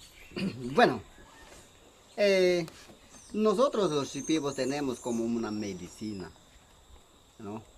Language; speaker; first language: Spanish; non-native, local second language; Shipibo-Conibo